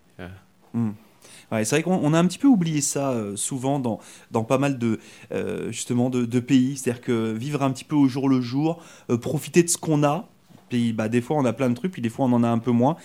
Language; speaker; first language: French; native; French